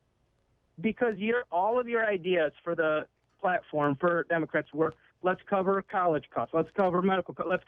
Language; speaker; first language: English; native; English